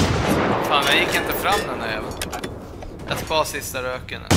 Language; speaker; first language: Swedish; native; Swedish